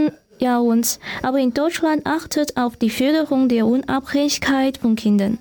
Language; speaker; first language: German; non-native, learner; Chinese